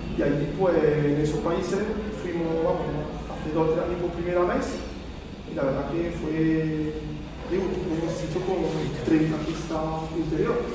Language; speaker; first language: Spanish; early bilingual, heritage; Spanish